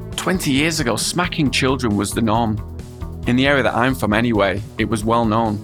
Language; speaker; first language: English; native; English